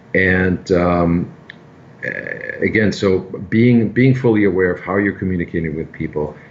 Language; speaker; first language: English; non-native, fluent; German